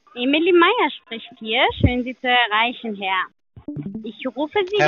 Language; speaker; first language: German; non-native, learner; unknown